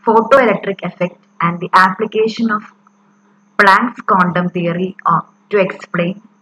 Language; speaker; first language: English; non-native, local second language; Malayalam